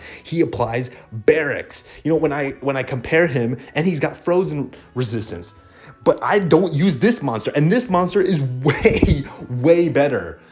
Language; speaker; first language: English; native; English